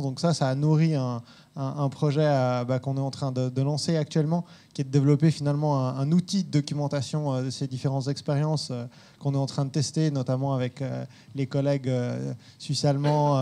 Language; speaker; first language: French; native; French